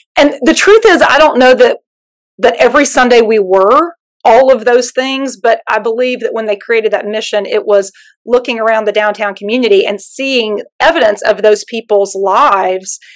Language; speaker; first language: English; native; English